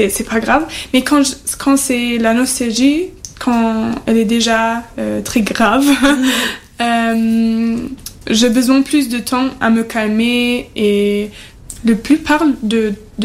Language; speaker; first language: French; non-native, learner; German